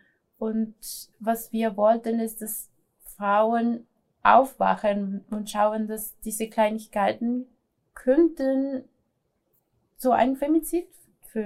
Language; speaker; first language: German; non-native, fluent; Spanish